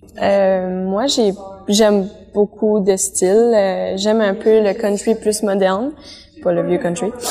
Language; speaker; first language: French; native; French